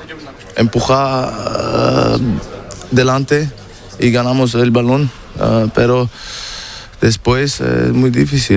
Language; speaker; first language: Spanish; non-native, learner; German